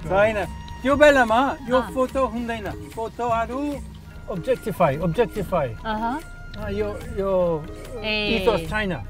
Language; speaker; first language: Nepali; non-native, learner; English